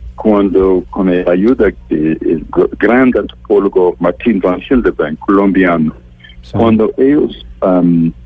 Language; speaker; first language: Spanish; non-native, fluent; English